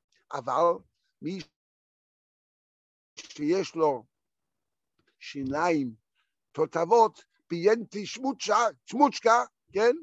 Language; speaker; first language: Hebrew; non-native, fluent; Yiddish